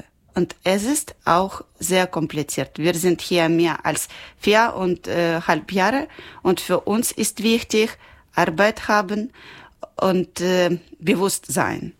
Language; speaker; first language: German; non-native, learner; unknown